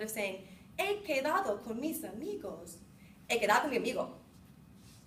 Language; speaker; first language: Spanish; non-native, fluent; English